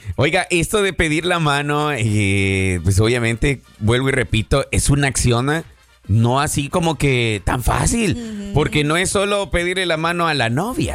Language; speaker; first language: Spanish; native; Spanish